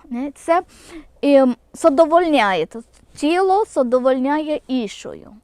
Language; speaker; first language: Ukrainian; non-native, local second language; Malayalam